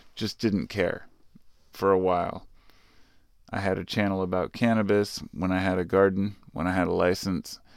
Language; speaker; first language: English; native; English